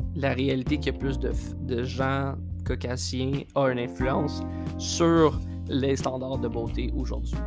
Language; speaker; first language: French; native; French